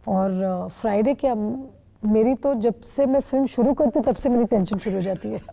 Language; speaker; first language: Hindi; non-native, local second language; Bangla